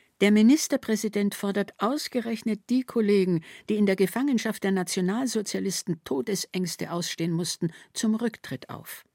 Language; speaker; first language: German; native; German